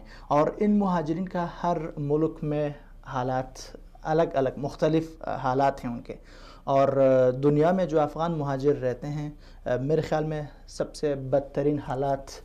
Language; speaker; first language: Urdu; non-native, fluent; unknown